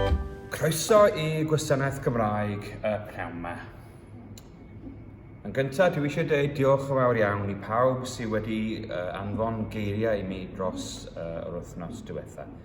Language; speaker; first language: Welsh; early bilingual, heritage; Welsh